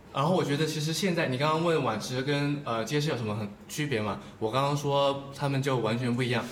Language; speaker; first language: Chinese; native; Chinese